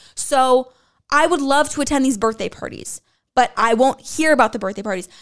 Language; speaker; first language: English; native; English